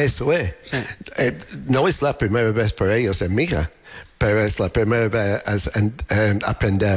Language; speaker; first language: Spanish; non-native, learner; English